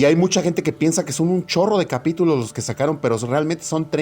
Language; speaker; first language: Spanish; native; Spanish